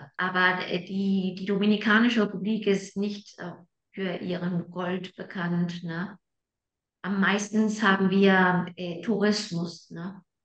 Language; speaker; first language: German; non-native, fluent; Spanish